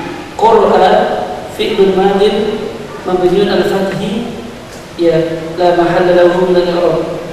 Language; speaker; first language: Arabic; non-native, fluent; Indonesian